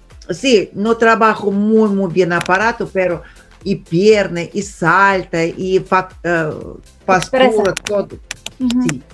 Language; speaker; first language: Spanish; non-native, fluent; Russian